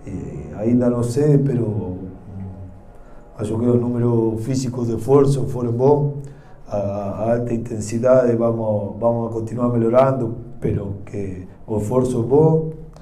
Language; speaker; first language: Portuguese; non-native, learner; Spanish